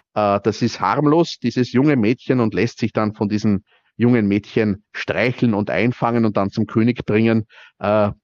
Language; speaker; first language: German; native; German